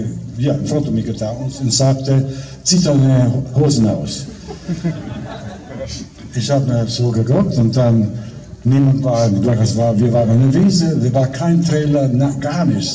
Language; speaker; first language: German; non-native, fluent; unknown